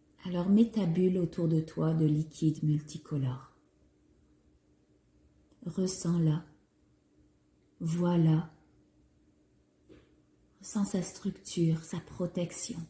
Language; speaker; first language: French; native; French